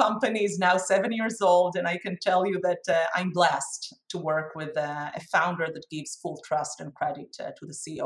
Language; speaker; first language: English; non-native, fluent; Hebrew